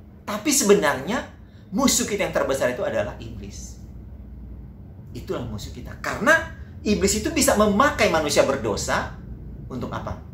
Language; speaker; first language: Indonesian; native; Indonesian